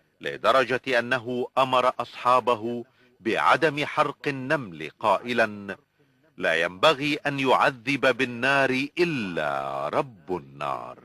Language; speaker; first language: Arabic; native; Arabic